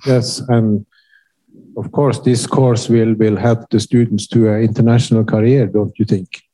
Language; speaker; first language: English; non-native, fluent; Norwegian